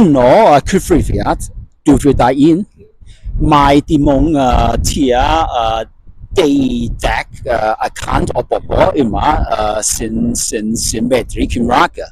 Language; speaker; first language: Welsh; non-native, learner; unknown